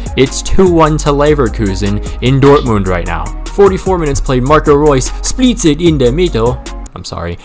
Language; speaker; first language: English; native; English